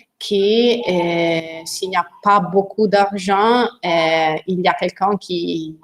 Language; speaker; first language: French; non-native, learner; Italian